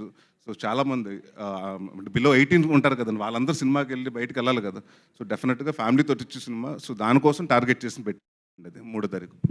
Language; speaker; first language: Telugu; native; Telugu